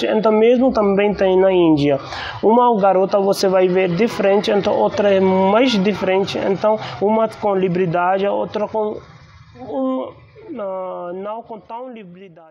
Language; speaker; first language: Portuguese; non-native, learner; Hindi